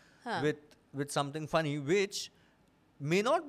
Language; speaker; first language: English; non-native, local second language; Bangla